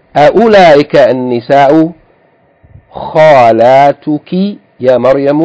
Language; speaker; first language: Arabic; non-native, fluent; English